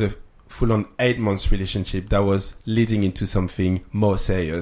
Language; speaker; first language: English; non-native, fluent; French